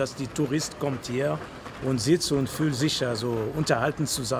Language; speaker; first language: German; non-native, learner; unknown